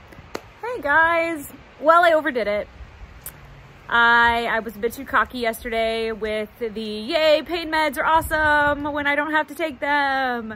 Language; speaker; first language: English; native; English